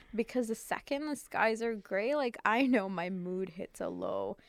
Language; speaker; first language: English; early bilingual, other home language; Urdu